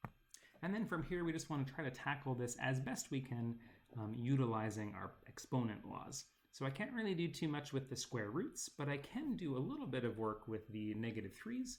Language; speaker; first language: English; native; English